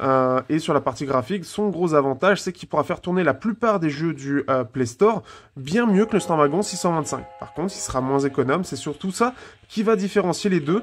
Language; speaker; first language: French; native; French